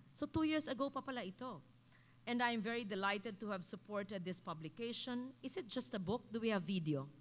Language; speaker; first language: English; non-native, local second language; Filipino